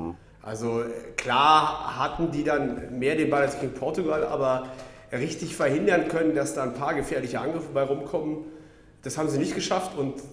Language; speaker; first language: German; native; German